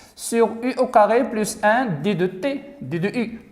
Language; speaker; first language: French; non-native, local second language; Arabic